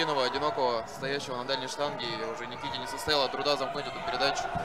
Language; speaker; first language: Russian; native; Russian